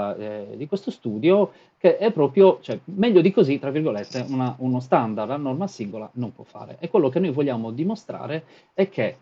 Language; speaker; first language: Italian; native; Italian